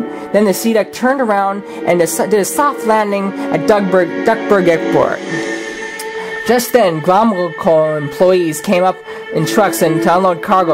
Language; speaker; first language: English; native; English